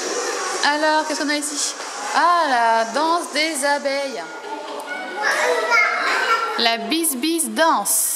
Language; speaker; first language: French; native; French